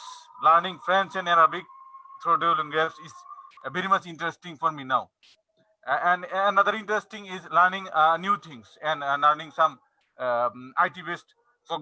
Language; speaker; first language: English; non-native, learner; Bangla